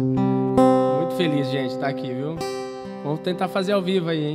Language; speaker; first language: Portuguese; native; Portuguese